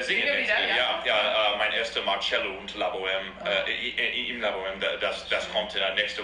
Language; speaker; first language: German; non-native, learner; English